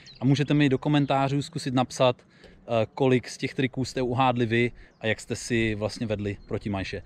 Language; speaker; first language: Czech; native; Czech